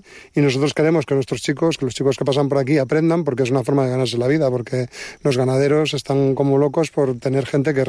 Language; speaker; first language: Spanish; native; Spanish